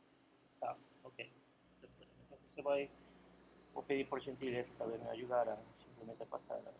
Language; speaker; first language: Portuguese; non-native, fluent; Spanish